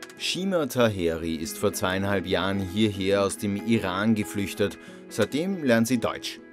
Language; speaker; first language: German; native; German